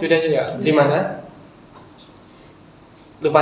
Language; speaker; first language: Indonesian; native; Indonesian